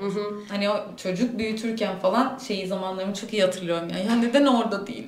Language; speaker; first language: Turkish; native; Turkish